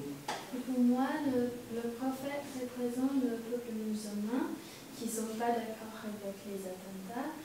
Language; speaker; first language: French; non-native, fluent; English